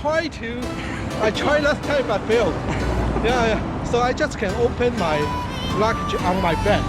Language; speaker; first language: English; non-native, fluent; Chinese